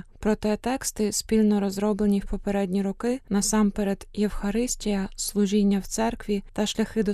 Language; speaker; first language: Ukrainian; native; Ukrainian